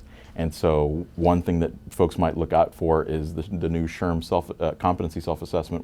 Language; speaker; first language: English; native; English